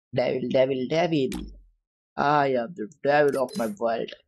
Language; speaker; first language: Hindi; non-native, local second language; Gujarati